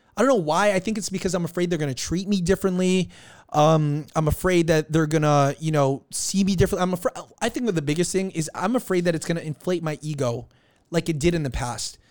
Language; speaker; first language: English; early bilingual, other home language; Filipino